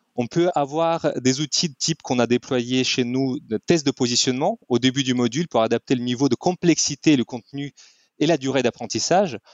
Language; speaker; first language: French; non-native, fluent; Russian